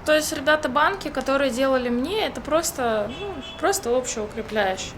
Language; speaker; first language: Russian; native; Russian